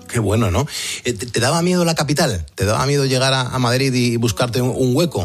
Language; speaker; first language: Spanish; native; Spanish